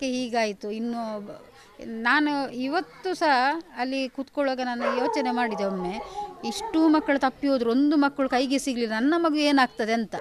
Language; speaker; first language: Kannada; non-native, local second language; Tulu